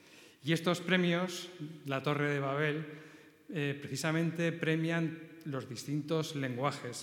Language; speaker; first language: Spanish; native; Spanish